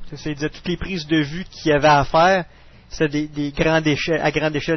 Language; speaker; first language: French; native; French